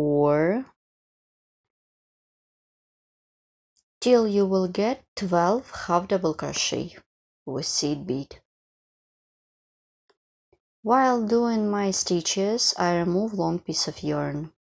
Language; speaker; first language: English; non-native, fluent; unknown